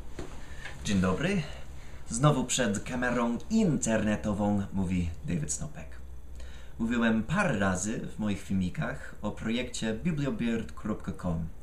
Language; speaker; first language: Polish; non-native, fluent; English